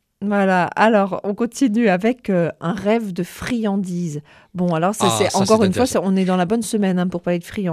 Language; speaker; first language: French; native; French